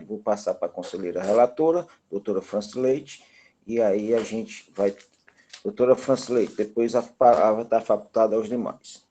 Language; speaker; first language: Portuguese; native; Portuguese